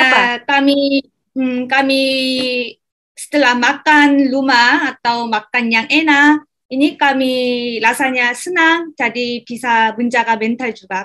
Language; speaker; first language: Indonesian; non-native, learner; Korean